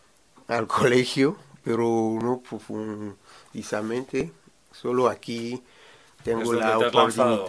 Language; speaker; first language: Spanish; non-native, learner; Ewe